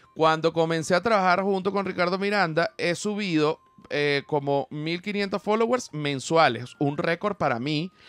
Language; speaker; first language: Spanish; native; Spanish